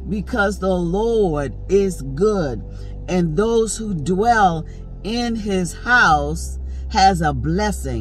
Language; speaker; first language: English; native; English